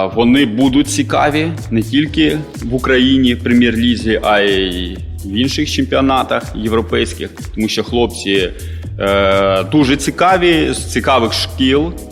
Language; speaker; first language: Ukrainian; native; Ukrainian